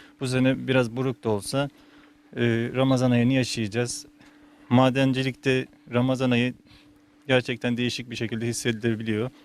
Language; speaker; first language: Turkish; native; Turkish